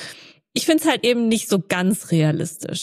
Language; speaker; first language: German; native; German